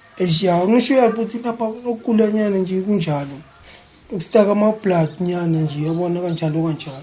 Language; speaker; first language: Zulu; non-native, local second language; Xhosa